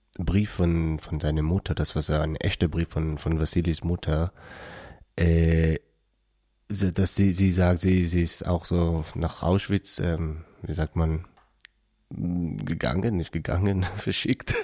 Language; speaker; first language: German; non-native, learner; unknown